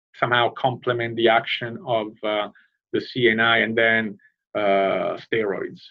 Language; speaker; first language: English; non-native, fluent; Italian